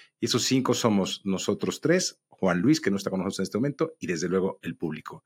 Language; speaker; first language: Spanish; native; Spanish